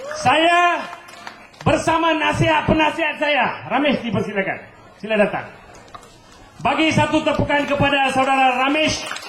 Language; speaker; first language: Malay; non-native, local second language; Tamil